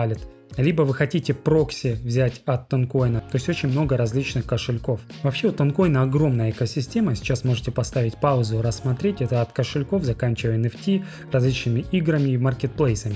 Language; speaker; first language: Russian; native; Russian